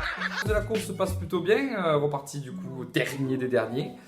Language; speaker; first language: French; native; French